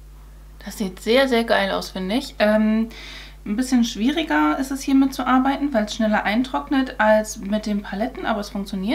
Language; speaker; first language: German; native; German